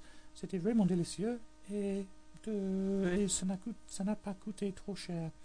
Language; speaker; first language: French; non-native, fluent; English